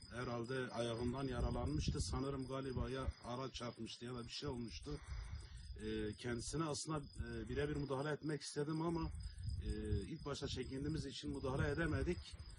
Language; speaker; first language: Turkish; native; Turkish